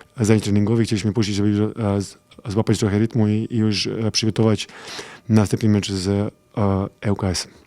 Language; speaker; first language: Polish; non-native, fluent; Serbian